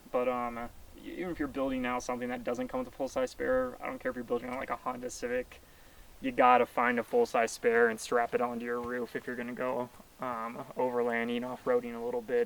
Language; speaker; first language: English; native; English